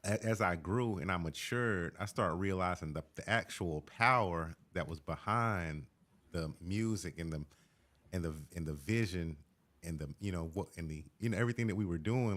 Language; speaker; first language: English; native; English